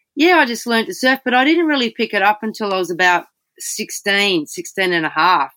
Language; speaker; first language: English; native; English